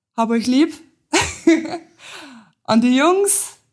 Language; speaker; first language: German; native; German